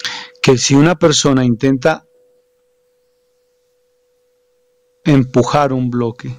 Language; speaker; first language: Spanish; native; Spanish